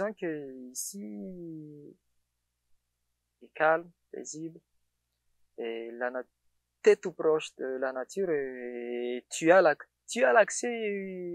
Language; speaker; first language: French; non-native, local second language; Malagasy